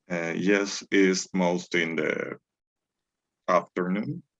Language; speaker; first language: English; non-native, learner; Spanish